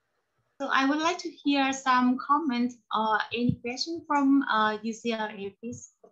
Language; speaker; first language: English; non-native, learner; Thai